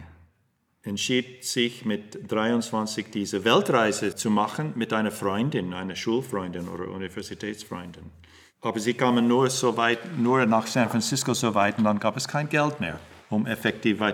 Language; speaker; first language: German; non-native, fluent; English